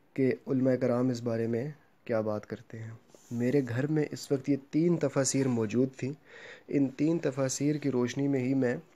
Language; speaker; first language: Urdu; native; Urdu